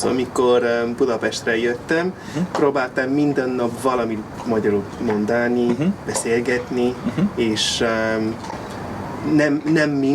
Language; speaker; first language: Hungarian; non-native, learner; English